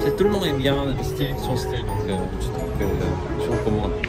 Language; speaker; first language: French; non-native, learner; Korean